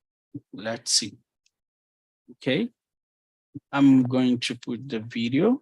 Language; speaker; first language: English; non-native, fluent; Portuguese